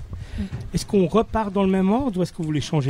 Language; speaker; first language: French; native; French